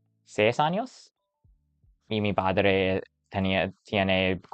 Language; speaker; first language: Spanish; non-native, learner; English